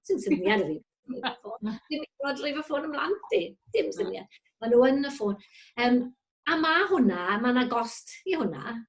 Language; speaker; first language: Welsh; native; Welsh